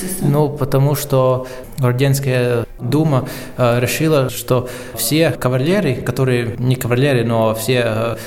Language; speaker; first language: Russian; non-native, local second language; Latvian